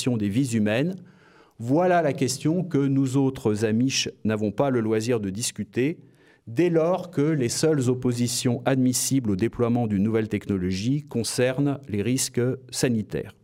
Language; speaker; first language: French; native; French